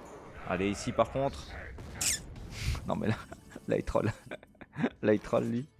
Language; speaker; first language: French; native; French